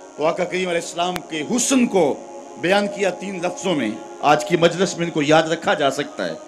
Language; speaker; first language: Urdu; non-native, local second language; Punjabi